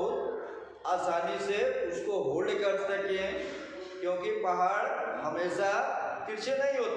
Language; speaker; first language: Hindi; native; Hindi